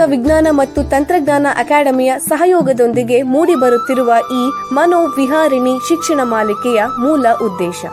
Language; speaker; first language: Kannada; native; Kannada